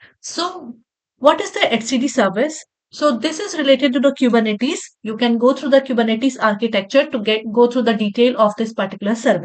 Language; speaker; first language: English; non-native, local second language; Hindi